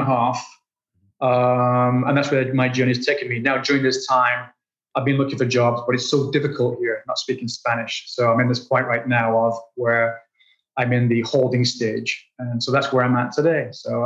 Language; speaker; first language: English; native; English